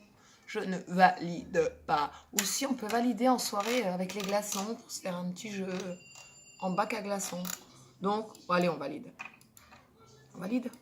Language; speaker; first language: French; native; French